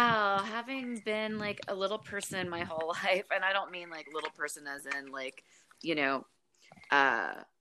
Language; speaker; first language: English; native; English